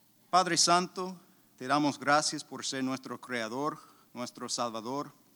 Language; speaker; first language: Spanish; native; Spanish